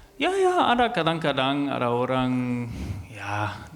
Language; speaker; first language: Indonesian; non-native, learner; German